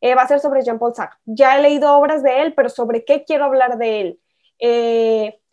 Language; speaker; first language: Spanish; native; Spanish